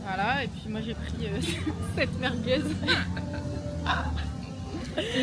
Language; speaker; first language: French; native; French